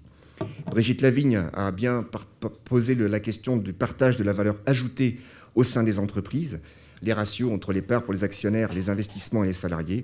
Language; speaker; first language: French; native; French